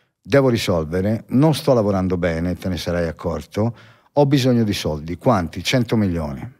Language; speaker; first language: Italian; native; Italian